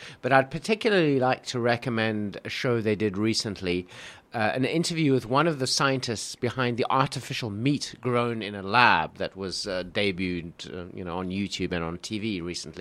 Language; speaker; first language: English; native; English